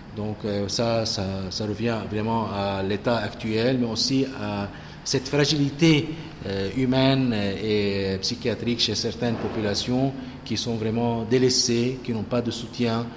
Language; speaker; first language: French; non-native, local second language; Arabic